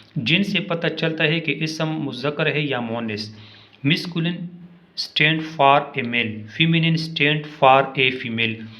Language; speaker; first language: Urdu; non-native, local second language; Pashto